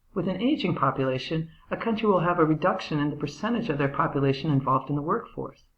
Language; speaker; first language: English; native; English